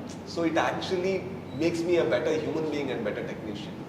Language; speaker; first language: Malayalam; non-native, learner; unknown